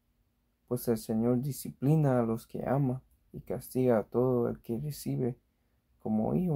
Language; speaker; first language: Spanish; early bilingual, heritage; Spanish